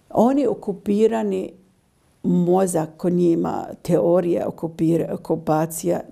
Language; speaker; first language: Croatian; non-native, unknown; Arabic